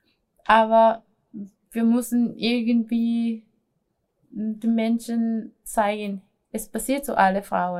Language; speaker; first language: German; non-native, fluent; Spanish